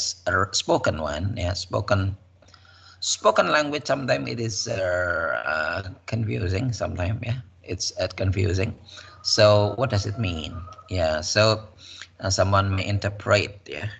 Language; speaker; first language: English; non-native, fluent; Indonesian